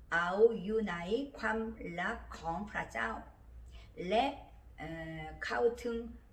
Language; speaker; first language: Thai; non-native, learner; Korean